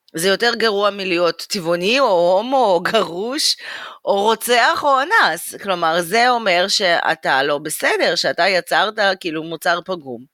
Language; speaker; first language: Hebrew; early bilingual, other home language; Russian